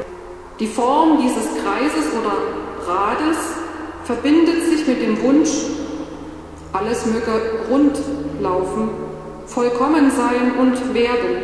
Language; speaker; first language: German; native; German